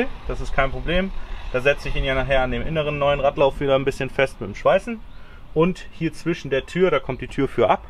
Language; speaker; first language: German; native; German